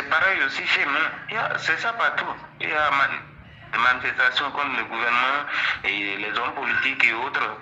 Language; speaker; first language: French; non-native, local second language; Fon